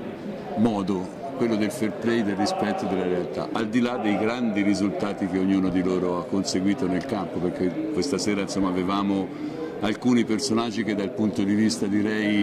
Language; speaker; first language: Italian; native; Italian